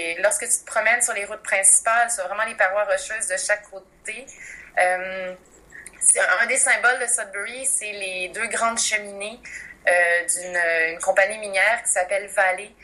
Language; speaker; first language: French; native; French